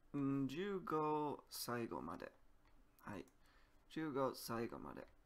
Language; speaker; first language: Japanese; non-native, learner; English